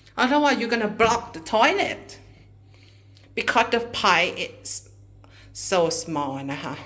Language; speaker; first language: English; non-native, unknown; Thai